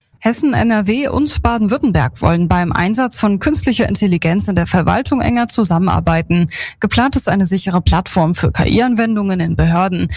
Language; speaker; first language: German; native; German